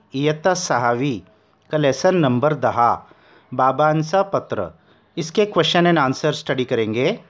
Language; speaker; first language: Hindi; non-native, local second language; Marathi